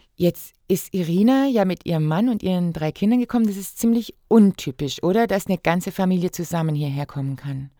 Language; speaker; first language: German; native; German